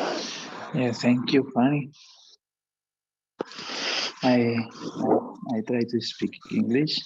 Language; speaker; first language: English; non-native, learner; Spanish